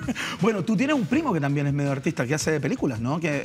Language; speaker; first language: Spanish; native; Spanish